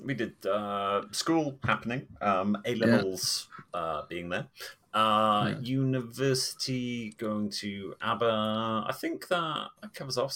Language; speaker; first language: English; native; English